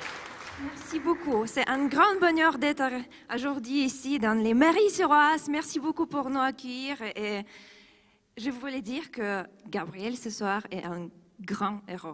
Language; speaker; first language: French; non-native, fluent; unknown